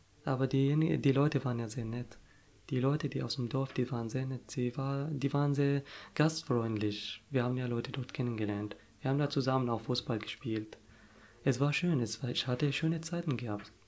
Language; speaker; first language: German; non-native, fluent; Arabic